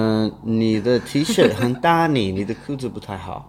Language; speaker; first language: Chinese; non-native, learner; English